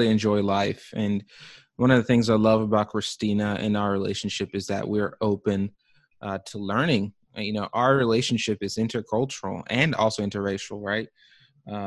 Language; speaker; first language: English; early bilingual, other home language; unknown